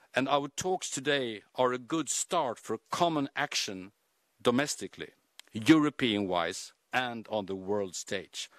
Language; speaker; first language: English; non-native, fluent; Swedish